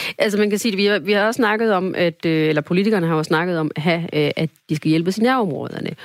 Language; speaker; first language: Danish; early bilingual, other home language; Tamil